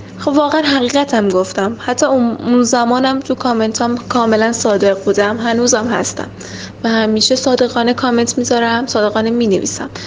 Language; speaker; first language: Persian; native; Persian